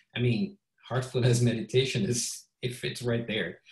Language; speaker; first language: English; non-native, fluent; Portuguese